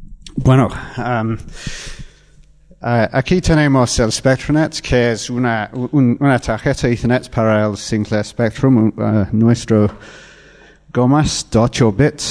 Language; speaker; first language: Spanish; non-native, fluent; English